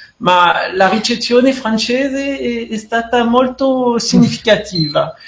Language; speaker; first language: Italian; non-native, fluent; French